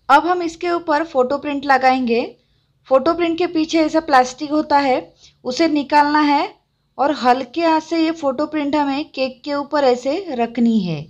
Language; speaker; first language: Hindi; non-native, local second language; Marathi